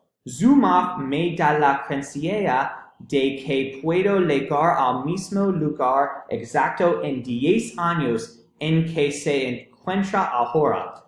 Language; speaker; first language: Spanish; non-native, learner; English